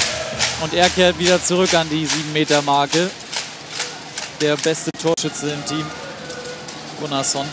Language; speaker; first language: German; native; German